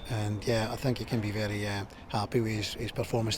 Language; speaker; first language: English; native; English